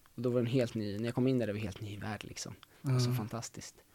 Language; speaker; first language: Swedish; native; Swedish